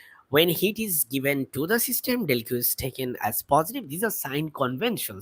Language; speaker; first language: English; non-native, local second language; Bangla